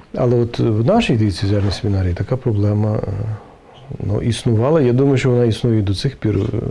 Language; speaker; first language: Ukrainian; native; Ukrainian